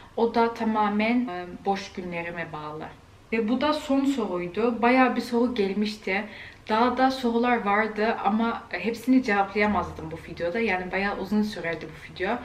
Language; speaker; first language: Turkish; early bilingual, heritage; Turkish